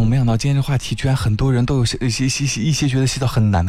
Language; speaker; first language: Chinese; native; Chinese